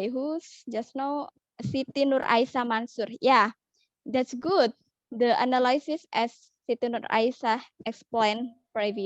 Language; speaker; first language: English; non-native, learner; Indonesian